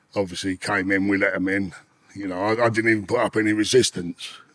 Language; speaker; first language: English; native; English